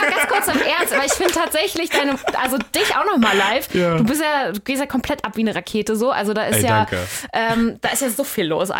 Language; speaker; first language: German; native; German